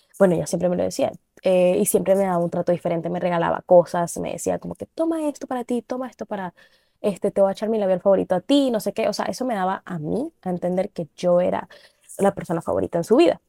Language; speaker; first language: Spanish; native; Spanish